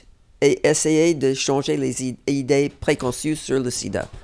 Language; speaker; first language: French; non-native, fluent; English